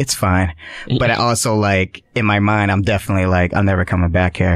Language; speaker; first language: English; native; English